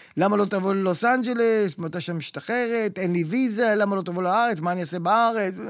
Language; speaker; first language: Hebrew; early bilingual, heritage; Hebrew